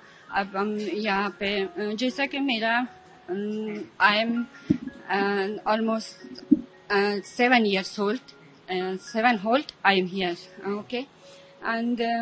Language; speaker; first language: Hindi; non-native, fluent; Persian